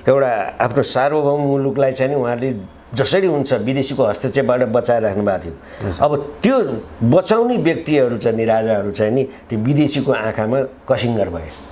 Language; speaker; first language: Nepali; native; Nepali